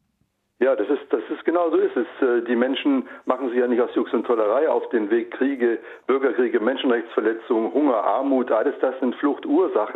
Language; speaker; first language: German; native; German